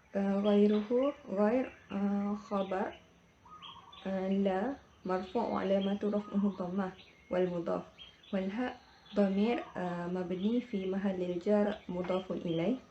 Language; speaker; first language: Arabic; non-native, learner; Malay